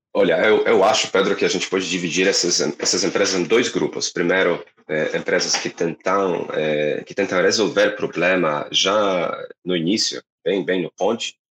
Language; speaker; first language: Portuguese; non-native, fluent; Polish